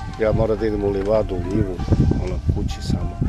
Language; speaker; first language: Serbian; native; Serbian